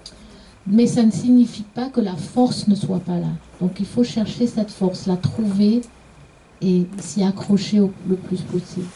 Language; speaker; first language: French; native; French